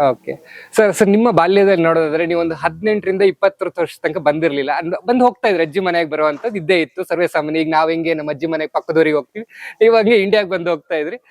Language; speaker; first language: Kannada; native; Kannada